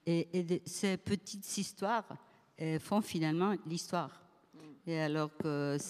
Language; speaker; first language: French; non-native, fluent; Spanish